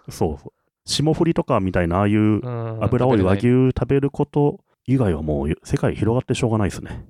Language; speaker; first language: Japanese; native; Japanese